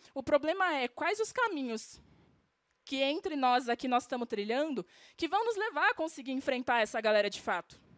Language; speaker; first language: Portuguese; native; Portuguese